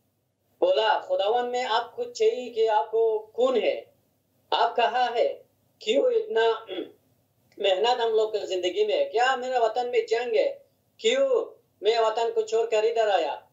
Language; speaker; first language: Hindi; non-native, learner; Hazaragi